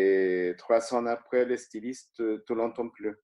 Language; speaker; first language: French; non-native, fluent; Spanish